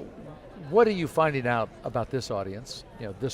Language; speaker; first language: English; native; English